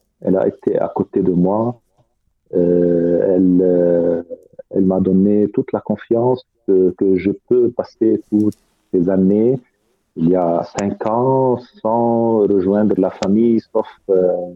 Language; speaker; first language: French; non-native, fluent; Arabic